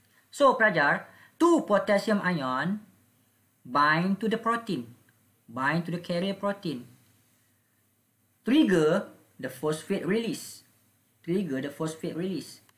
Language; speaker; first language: English; non-native, local second language; Malay